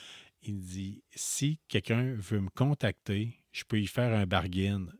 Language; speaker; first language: French; native; French